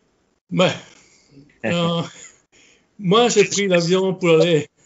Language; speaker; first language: French; non-native, fluent; Italian